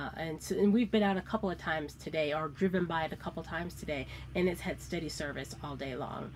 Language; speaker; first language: English; native; English